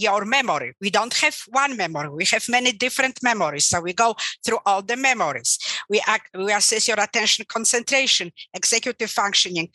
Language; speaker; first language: English; non-native, fluent; Polish